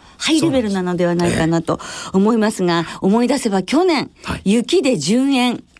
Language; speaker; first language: Japanese; native; Japanese